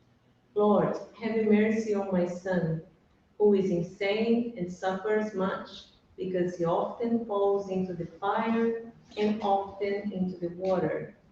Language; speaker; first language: English; non-native, fluent; Portuguese